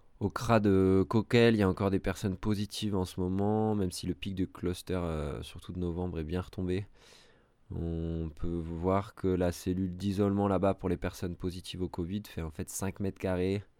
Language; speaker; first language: French; native; French